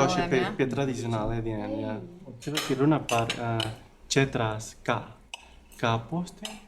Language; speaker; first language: Latvian; non-native, learner; Spanish